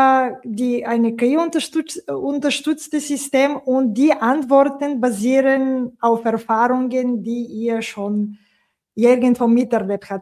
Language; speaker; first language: German; non-native, fluent; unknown